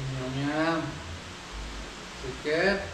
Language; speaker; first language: English; non-native, fluent; Norwegian